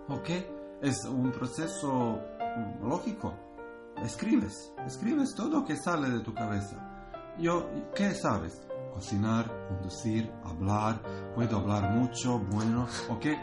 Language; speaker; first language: Spanish; non-native, learner; Croatian